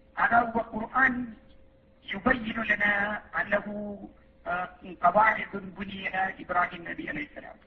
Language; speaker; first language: Arabic; non-native, learner; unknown